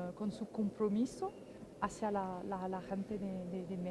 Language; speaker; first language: Spanish; non-native, fluent; French